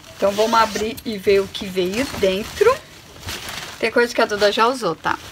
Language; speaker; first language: Portuguese; native; Portuguese